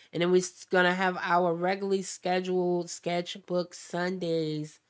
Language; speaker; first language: English; native; English